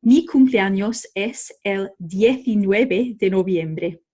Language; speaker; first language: Spanish; non-native, fluent; English